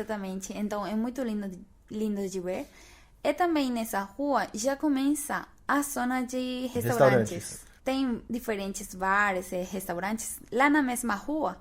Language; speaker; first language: Portuguese; non-native, fluent; Spanish